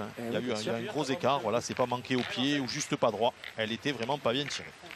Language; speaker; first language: French; native; French